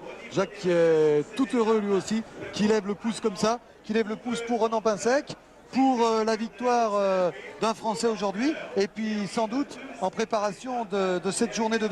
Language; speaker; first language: French; native; French